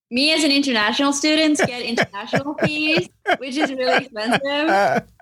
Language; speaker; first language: English; non-native, fluent; Norwegian